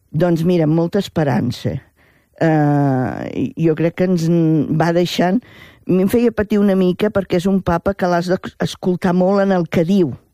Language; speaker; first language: Catalan; native; Catalan